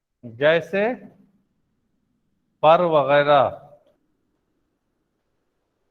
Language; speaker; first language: Urdu; native; Urdu